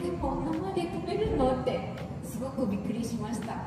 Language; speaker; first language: Japanese; non-native, fluent; Vietnamese